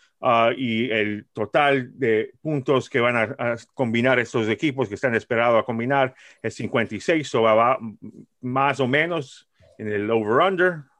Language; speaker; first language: Spanish; early bilingual, heritage; Spanish